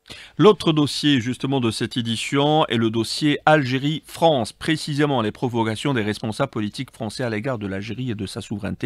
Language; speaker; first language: French; non-native, local second language; Arabic